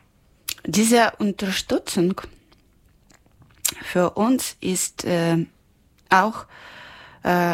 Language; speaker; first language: German; non-native, learner; Ukrainian